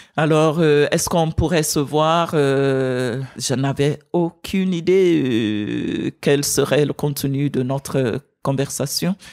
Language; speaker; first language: French; non-native, fluent; English